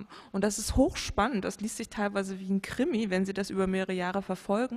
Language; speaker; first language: German; native; German